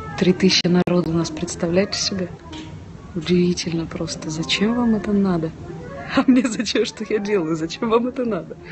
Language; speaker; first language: Russian; non-native, local second language; Ukrainian